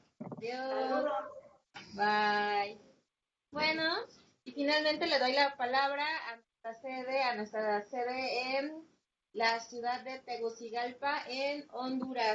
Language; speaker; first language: Spanish; native; Spanish